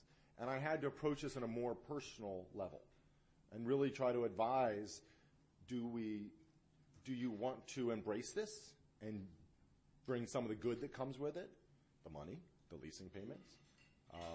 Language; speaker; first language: English; native; English